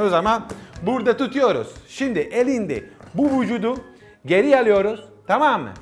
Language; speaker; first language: Turkish; non-native, learner; Italian